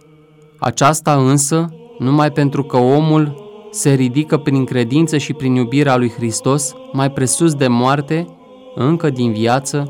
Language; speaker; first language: Romanian; native; Romanian